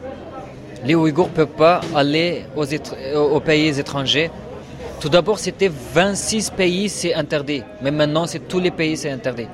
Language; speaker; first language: French; non-native, learner; Uyghur